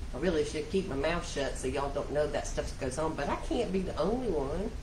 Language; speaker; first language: English; native; English